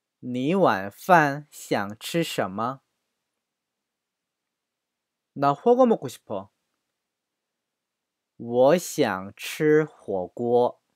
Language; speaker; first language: Chinese; non-native, fluent; Korean